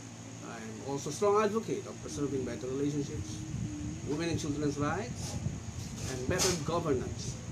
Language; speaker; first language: English; non-native, local second language; Filipino